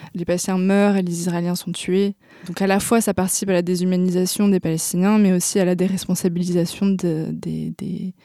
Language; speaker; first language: French; native; French